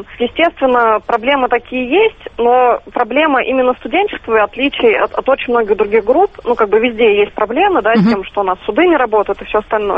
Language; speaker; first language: Russian; native; Russian